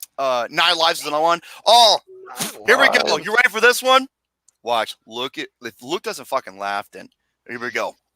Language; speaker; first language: English; native; English